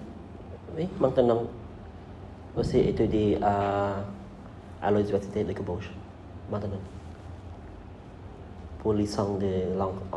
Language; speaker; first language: French; non-native, learner; Khmer